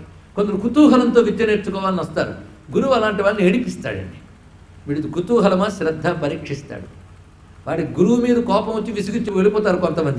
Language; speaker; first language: Telugu; native; Telugu